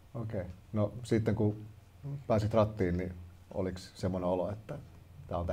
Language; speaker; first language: Finnish; native; Finnish